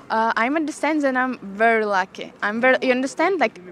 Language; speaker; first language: English; non-native, learner; Ukrainian